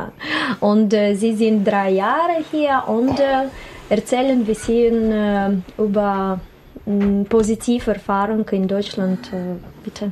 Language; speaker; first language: German; non-native, learner; Russian